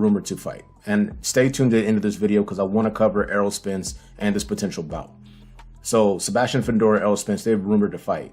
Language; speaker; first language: English; native; English